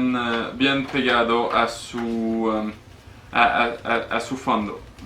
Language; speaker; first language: Spanish; non-native, learner; French